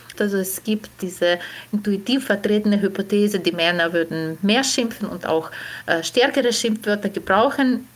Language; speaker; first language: German; non-native, fluent; Ukrainian